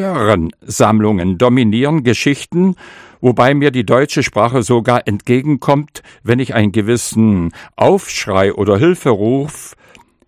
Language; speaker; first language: German; non-native, local second language; Upper Sorbian